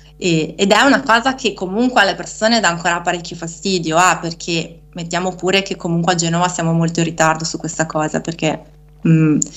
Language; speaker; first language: Italian; native; Italian